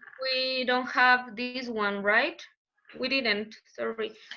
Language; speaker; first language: English; non-native, learner; Spanish